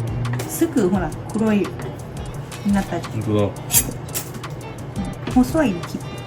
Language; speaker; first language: Japanese; non-native, fluent; Thai